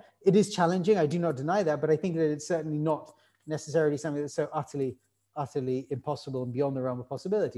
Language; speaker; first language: English; native; English